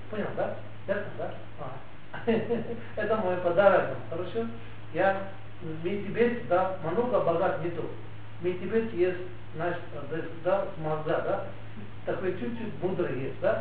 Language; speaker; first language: Russian; non-native, learner; Tibetan